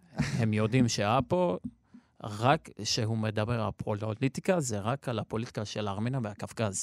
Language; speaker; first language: Hebrew; non-native, local second language; Armenian